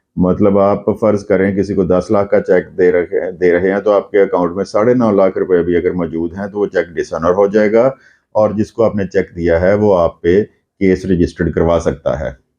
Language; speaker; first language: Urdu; non-native, local second language; Punjabi